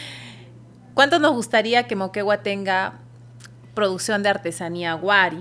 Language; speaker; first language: Spanish; native; Spanish